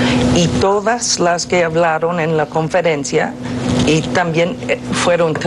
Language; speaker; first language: Spanish; non-native, fluent; English